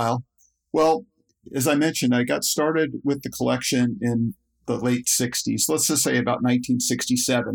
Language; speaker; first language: English; native; English